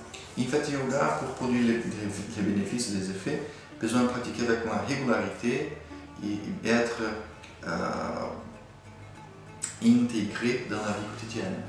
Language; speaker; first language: French; non-native, fluent; Portuguese